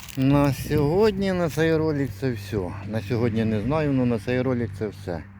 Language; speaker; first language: Ukrainian; native; Ukrainian